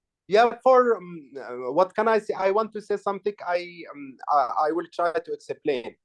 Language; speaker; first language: English; non-native, learner; Arabic